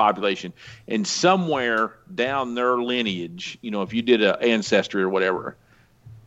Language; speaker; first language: English; native; English